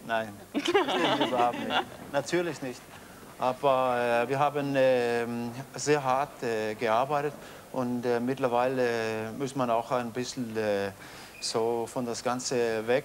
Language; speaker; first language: German; non-native, fluent; Danish